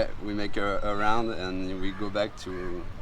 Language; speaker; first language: English; non-native, learner; French